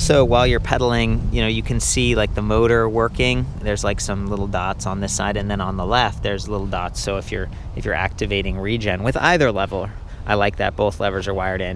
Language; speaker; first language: English; native; English